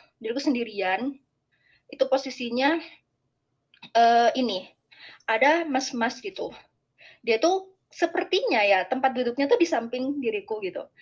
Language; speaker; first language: Indonesian; native; Indonesian